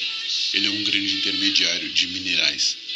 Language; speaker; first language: Portuguese; native; Portuguese